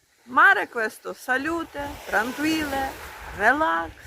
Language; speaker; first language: Italian; non-native, learner; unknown